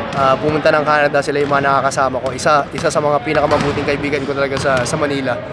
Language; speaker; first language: Filipino; native; Filipino